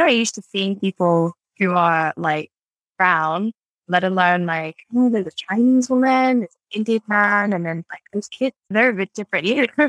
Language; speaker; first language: English; native; English